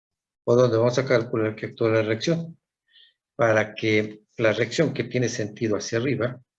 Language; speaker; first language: Spanish; native; Spanish